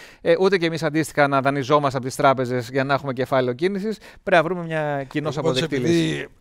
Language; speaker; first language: Greek; native; Greek